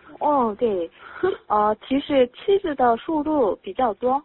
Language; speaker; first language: Chinese; non-native, learner; Korean